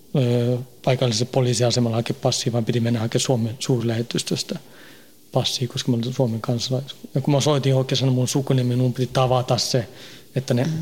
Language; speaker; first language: Finnish; early bilingual, heritage; Finnish